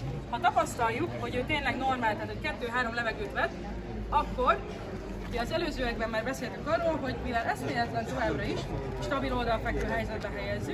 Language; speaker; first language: Hungarian; native; Hungarian